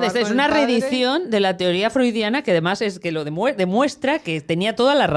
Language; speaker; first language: Spanish; native; Spanish